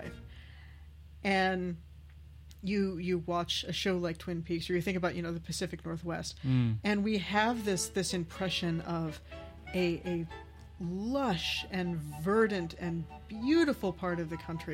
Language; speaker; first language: English; native; English